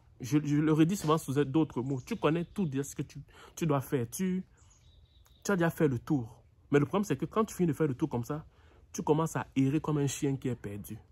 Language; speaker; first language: French; native; French